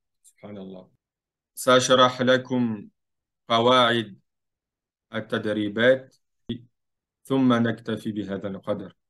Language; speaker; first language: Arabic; non-native, fluent; French